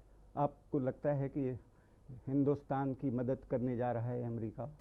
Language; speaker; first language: Urdu; native; Urdu